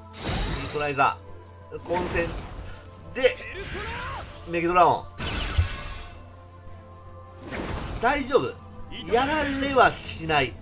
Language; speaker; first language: Japanese; native; Japanese